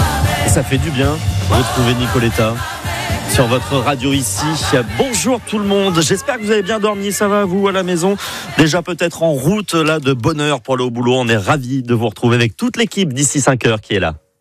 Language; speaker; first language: French; native; French